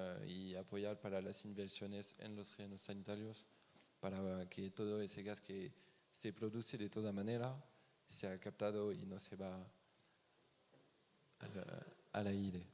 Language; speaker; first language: Spanish; non-native, fluent; French